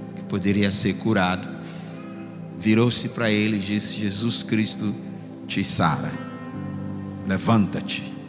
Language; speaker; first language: Portuguese; non-native, fluent; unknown